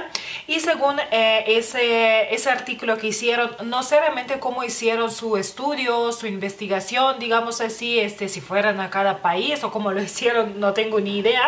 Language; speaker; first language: Spanish; non-native, fluent; Lithuanian